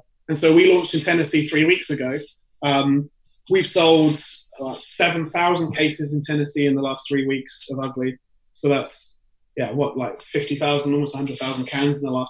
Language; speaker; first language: English; native; English